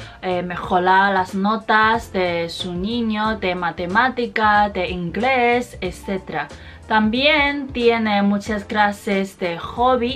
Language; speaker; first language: Spanish; non-native, fluent; Chinese